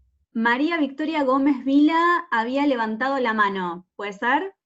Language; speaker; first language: Spanish; native; Spanish